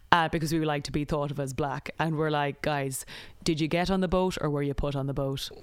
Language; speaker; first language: English; native; English